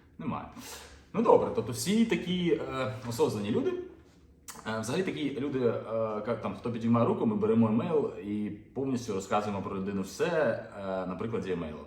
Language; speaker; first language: Ukrainian; non-native, local second language; Russian